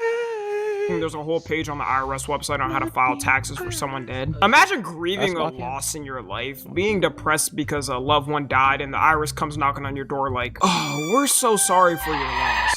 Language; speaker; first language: English; native; English